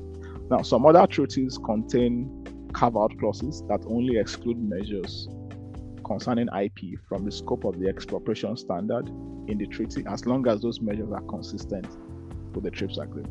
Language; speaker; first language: English; non-native, local second language; Yoruba